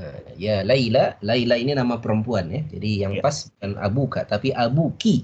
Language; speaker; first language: Indonesian; native; Indonesian